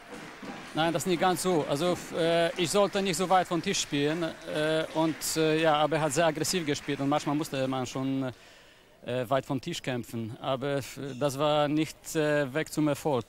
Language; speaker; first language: German; non-native, fluent; Polish